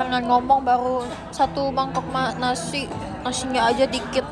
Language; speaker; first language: Indonesian; native; Indonesian